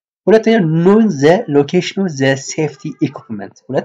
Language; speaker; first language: English; non-native, local second language; Amharic